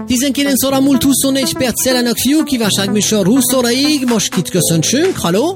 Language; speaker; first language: Hungarian; native; Hungarian